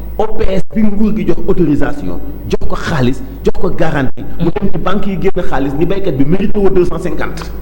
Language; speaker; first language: Wolof; native; Wolof